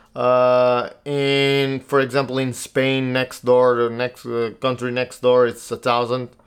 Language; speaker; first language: English; non-native, fluent; Portuguese